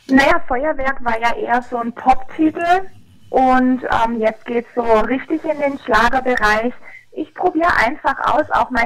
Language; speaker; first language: German; native; German